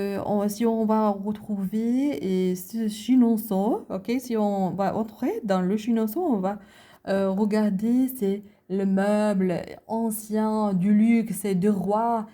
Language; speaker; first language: French; non-native, learner; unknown